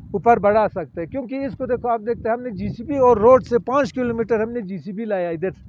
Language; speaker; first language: Urdu; non-native, local second language; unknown